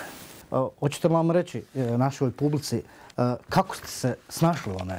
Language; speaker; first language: Croatian; native; Croatian